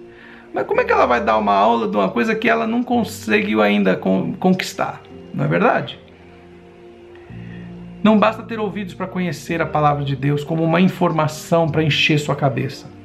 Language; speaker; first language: Portuguese; native; Portuguese